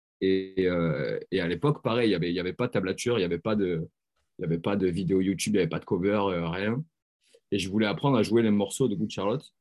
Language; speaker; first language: French; native; French